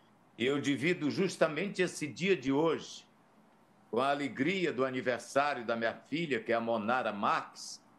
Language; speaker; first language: Portuguese; native; Portuguese